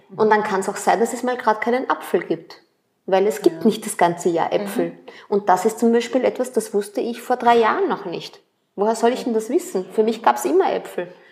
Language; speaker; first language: German; early bilingual, other home language; Spanish